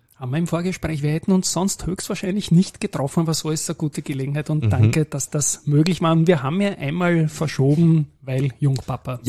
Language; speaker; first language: German; native; German